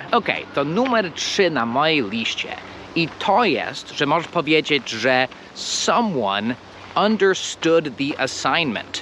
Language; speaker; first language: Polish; non-native, fluent; English